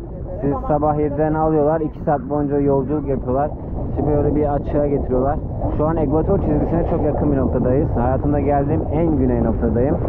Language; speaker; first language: Turkish; native; Turkish